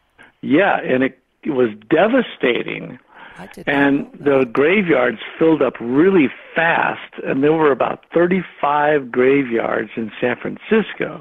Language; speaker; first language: English; native; English